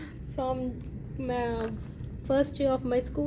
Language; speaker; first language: English; non-native, fluent; Punjabi